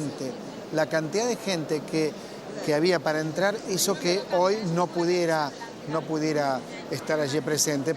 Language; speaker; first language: Spanish; native; Spanish